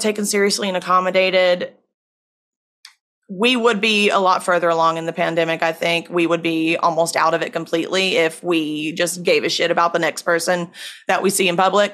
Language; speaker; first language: English; native; English